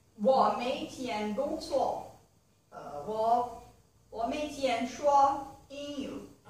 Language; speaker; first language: Chinese; non-native, learner; Portuguese